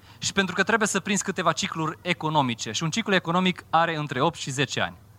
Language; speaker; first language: Romanian; non-native, fluent; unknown